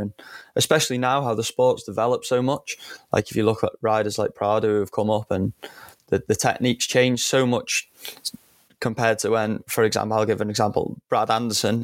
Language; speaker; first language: English; native; English